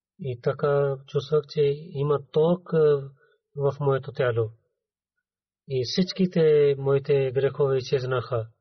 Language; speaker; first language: Bulgarian; non-native, fluent; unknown